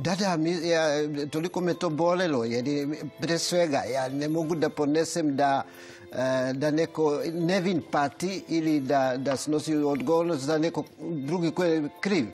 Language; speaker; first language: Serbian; non-native, fluent; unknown